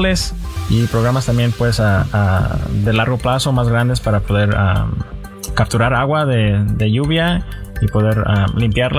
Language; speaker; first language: Spanish; early bilingual, heritage; Spanish